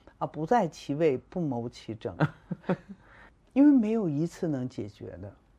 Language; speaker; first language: Chinese; native; Chinese